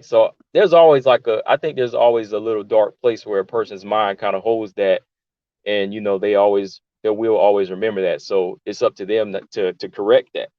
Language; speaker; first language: English; native; English